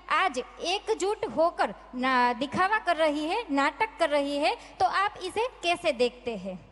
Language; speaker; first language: Hindi; native; Hindi